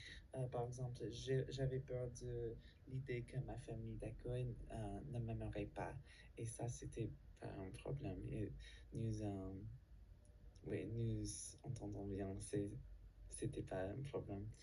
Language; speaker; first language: French; non-native, learner; English